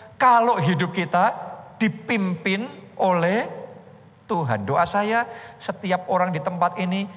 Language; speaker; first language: Indonesian; native; Indonesian